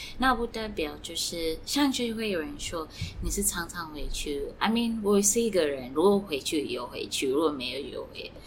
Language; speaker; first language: Chinese; non-native, fluent; Swati